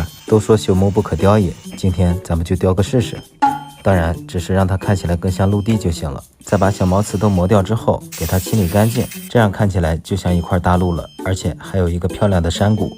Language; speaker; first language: Chinese; native; Chinese